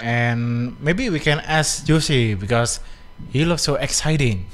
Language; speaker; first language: English; non-native, fluent; Indonesian